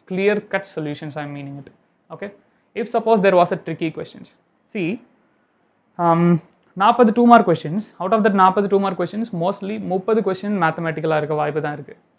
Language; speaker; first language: English; non-native, local second language; Tamil